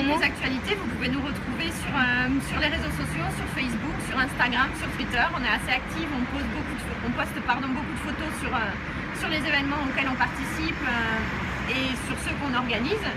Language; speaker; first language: French; native; French